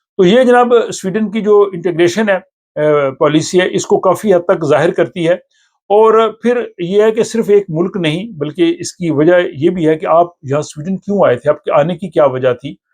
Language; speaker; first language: Urdu; native; Urdu